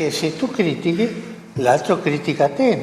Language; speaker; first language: Italian; non-native, fluent; Spanish